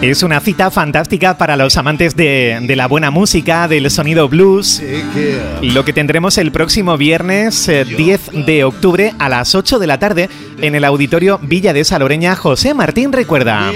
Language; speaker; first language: Spanish; native; Spanish